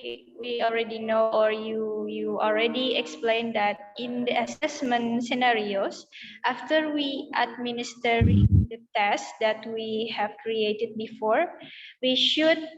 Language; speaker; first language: English; non-native, learner; Indonesian